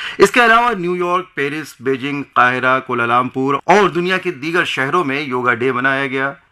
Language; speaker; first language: Urdu; native; Urdu